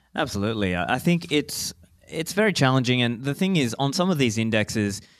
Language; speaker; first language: English; native; English